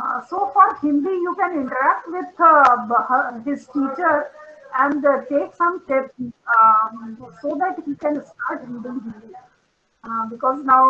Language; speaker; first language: English; non-native, local second language; Hindi